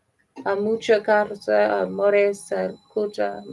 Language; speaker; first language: Spanish; non-native, learner; English